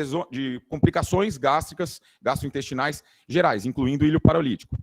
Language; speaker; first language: Portuguese; native; Portuguese